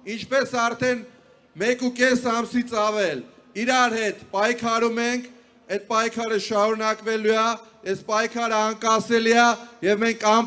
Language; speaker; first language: Armenian; native; Armenian